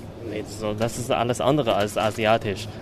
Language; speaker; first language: German; non-native, fluent; Chinese